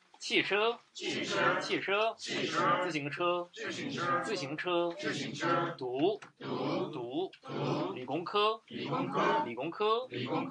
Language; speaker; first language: Chinese; non-native, fluent; Korean